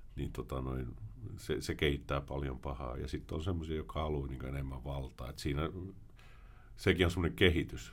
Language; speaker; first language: Finnish; early bilingual, heritage; Finnish